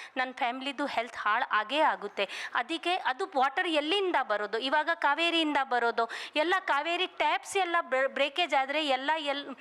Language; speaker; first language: Kannada; non-native, local second language; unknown